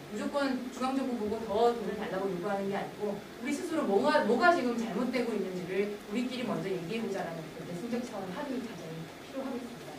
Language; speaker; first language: Korean; native; Korean